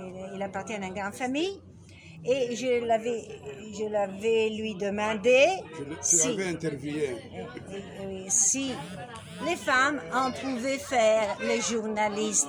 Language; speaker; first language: French; non-native, learner; Italian